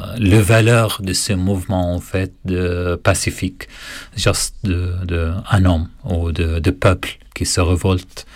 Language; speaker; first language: French; non-native, learner; Arabic